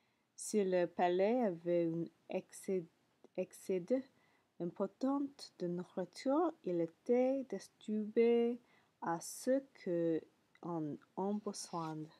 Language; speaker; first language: French; non-native, learner; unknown